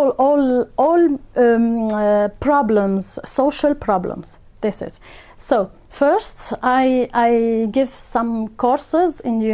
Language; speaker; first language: English; non-native, fluent; Arabic